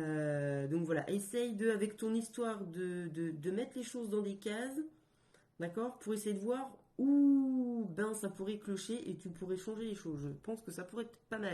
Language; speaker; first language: French; native; French